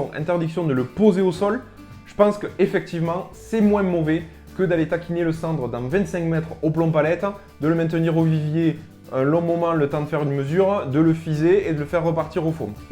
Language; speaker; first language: French; native; French